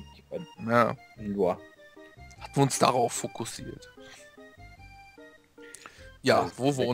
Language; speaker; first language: German; native; German